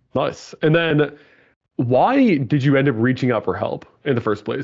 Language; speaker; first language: English; native; English